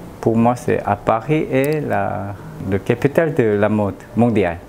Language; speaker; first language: French; non-native, learner; Korean